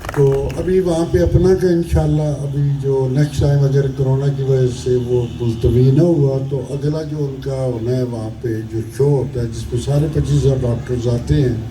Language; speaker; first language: Urdu; non-native, local second language; Punjabi